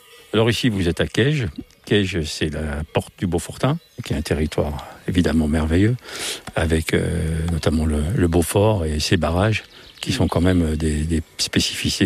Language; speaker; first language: French; native; French